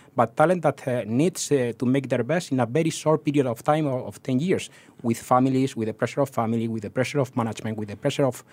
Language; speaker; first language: English; non-native, fluent; Spanish